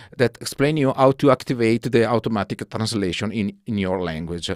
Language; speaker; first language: English; non-native, learner; Italian